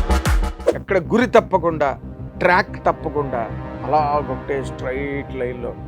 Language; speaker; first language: Telugu; native; Telugu